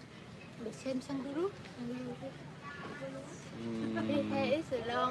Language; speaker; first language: English; non-native, learner; Vietnamese